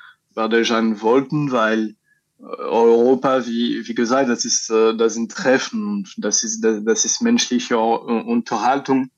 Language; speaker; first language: German; non-native, fluent; French